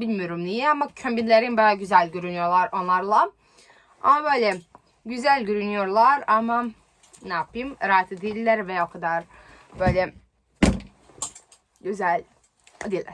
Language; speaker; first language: Turkish; non-native, learner; Serbian